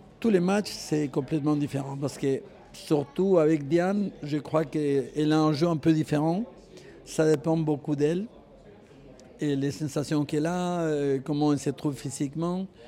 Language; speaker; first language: French; non-native, fluent; Spanish